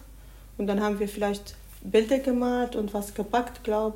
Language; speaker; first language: German; non-native, learner; Arabic